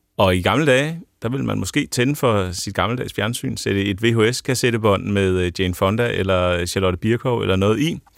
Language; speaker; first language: Danish; native; Danish